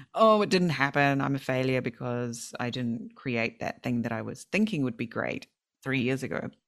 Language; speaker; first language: English; native; English